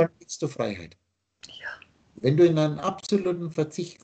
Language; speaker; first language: German; native; German